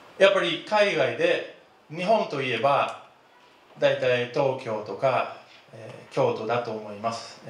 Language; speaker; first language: Japanese; non-native, fluent; Dutch